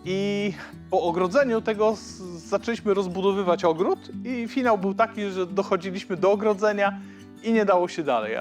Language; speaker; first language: Polish; native; Polish